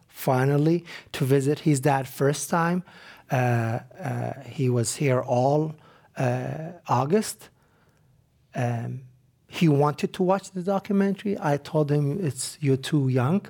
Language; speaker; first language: English; non-native, fluent; Arabic